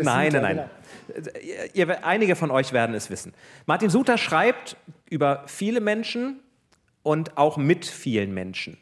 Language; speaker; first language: German; native; German